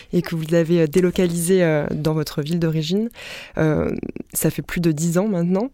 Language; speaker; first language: French; native; French